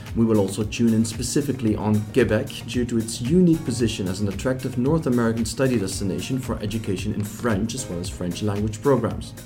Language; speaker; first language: English; non-native, fluent; Dutch